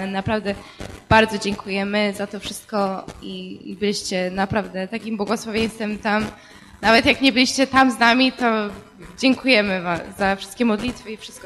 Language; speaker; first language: Polish; early bilingual, heritage; Polish